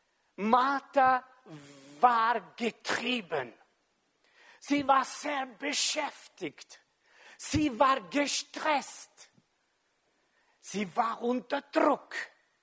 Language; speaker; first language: German; non-native, fluent; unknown